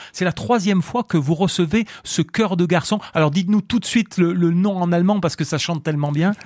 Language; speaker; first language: French; native; French